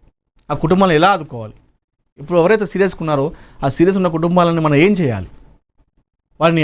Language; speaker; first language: Telugu; native; Telugu